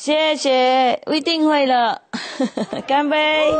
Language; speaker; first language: Chinese; non-native, fluent; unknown